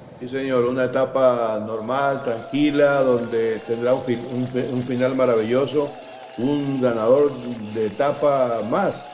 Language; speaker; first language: Spanish; native; Spanish